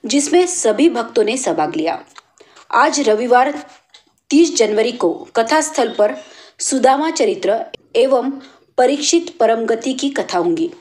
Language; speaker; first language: Hindi; non-native, local second language; Marathi